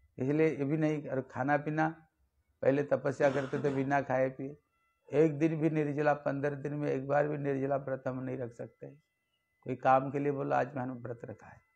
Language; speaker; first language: Hindi; non-native, local second language; Bangla